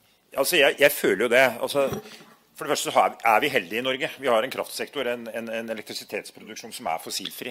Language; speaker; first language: Norwegian; native; Norwegian